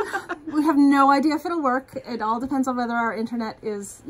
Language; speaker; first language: English; native; English